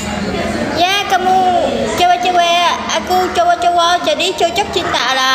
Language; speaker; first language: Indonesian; non-native, learner; Vietnamese